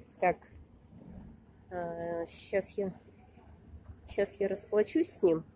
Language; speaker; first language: Russian; native; Russian